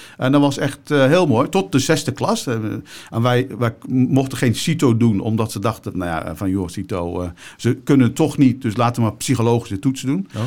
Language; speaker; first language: Dutch; early bilingual, other home language; Turkish